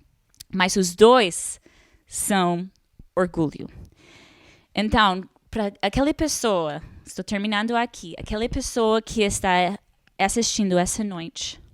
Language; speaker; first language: Portuguese; non-native, fluent; English